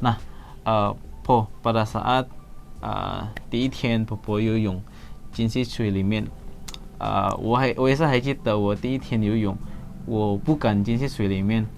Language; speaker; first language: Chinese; early bilingual, heritage; Indonesian